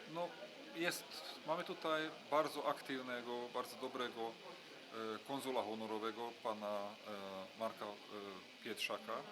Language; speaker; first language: Polish; non-native, fluent; Hungarian